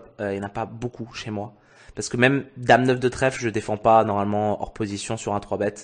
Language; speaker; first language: French; native; French